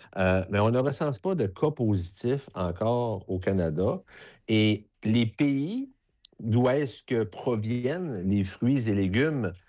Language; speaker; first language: French; native; French